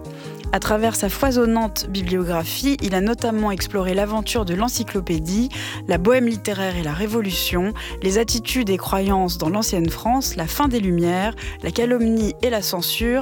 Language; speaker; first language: French; native; French